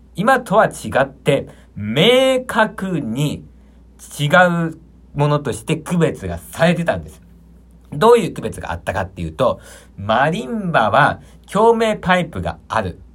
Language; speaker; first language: Japanese; native; Japanese